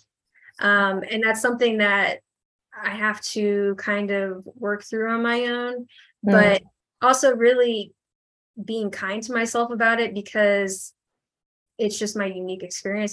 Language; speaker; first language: English; native; English